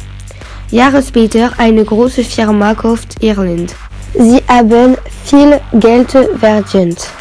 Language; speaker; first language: German; non-native, learner; French